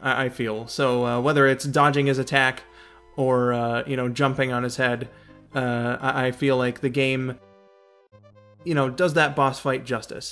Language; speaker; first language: English; native; English